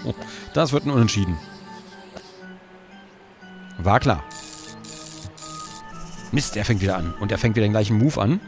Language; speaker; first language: German; native; German